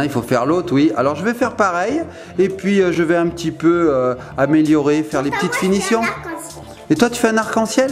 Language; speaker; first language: French; native; French